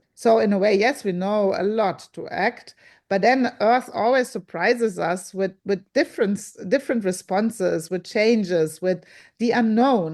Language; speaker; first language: English; non-native, fluent; German